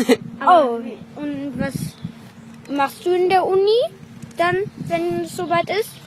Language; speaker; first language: German; native; German